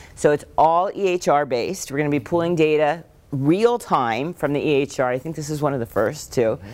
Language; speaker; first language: English; native; English